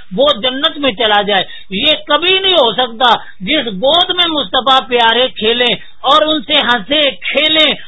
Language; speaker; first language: Urdu; native; Urdu